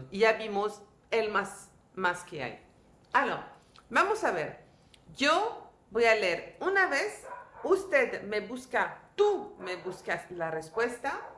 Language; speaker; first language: Spanish; non-native, fluent; French